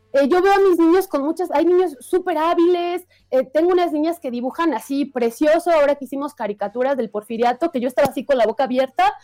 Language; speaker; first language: Spanish; native; Spanish